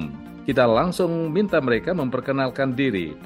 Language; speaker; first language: Indonesian; native; Indonesian